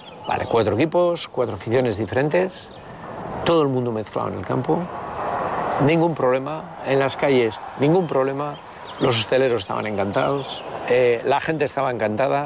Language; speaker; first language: Spanish; native; Spanish